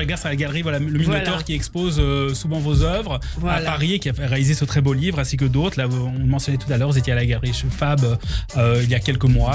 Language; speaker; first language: French; native; French